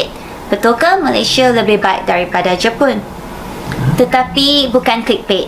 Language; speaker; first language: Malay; non-native, fluent; Japanese